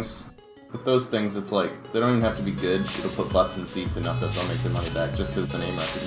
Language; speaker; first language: English; native; English